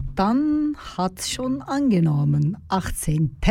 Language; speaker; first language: German; non-native, learner; Turkish